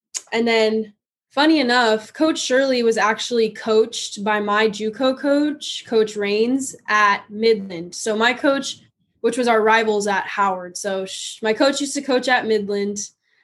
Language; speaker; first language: English; native; English